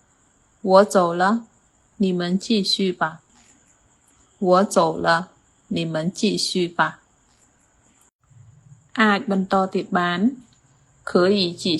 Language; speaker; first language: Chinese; non-native, fluent; Khmer